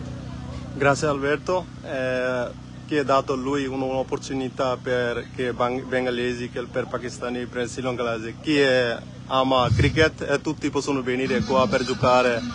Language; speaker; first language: Italian; non-native, learner; Bangla